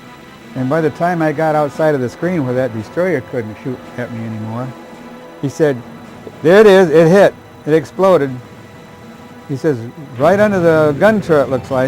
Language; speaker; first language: English; native; English